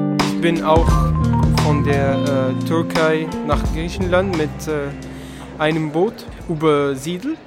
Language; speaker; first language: German; non-native, learner; Arabic